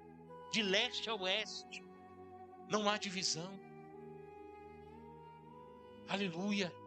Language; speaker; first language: Portuguese; native; Portuguese